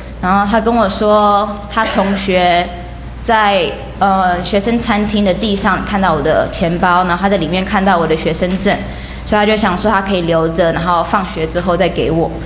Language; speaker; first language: Chinese; early bilingual, heritage; Chinese